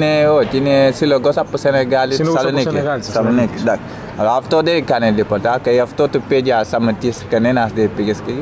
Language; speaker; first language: Greek; non-native, learner; Wolof